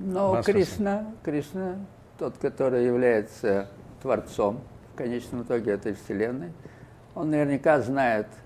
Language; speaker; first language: Russian; native; Russian